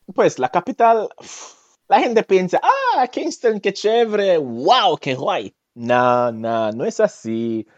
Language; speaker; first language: Spanish; non-native, fluent; Jamaican Creole English